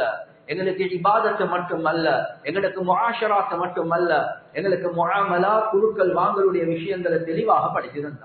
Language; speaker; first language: Tamil; native; Tamil